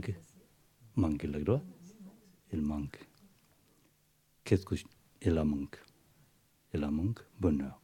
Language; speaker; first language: French; non-native, learner; Tibetan